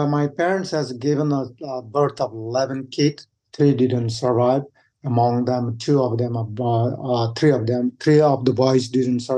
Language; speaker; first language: English; non-native, fluent; Sherpa